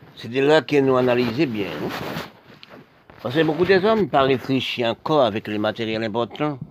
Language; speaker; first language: French; non-native, local second language; Haitian Creole